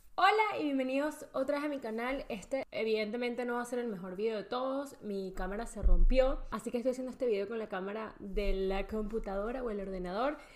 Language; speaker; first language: Spanish; native; Spanish